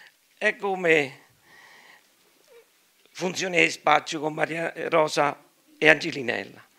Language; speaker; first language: Italian; native; Italian